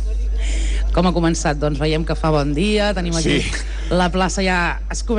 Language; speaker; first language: Catalan; native; Catalan